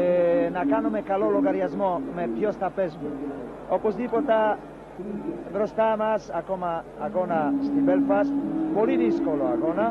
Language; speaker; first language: Greek; non-native, learner; Polish